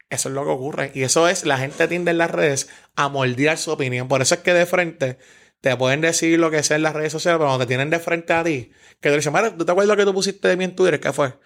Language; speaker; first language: Spanish; native; Spanish